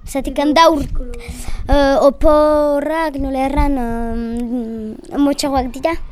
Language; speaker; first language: Basque; non-native, learner; Spanish